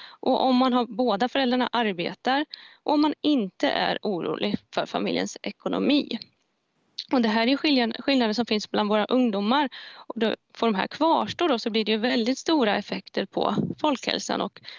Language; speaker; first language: Swedish; native; Swedish